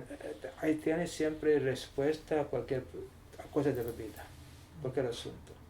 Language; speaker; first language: Spanish; non-native, learner; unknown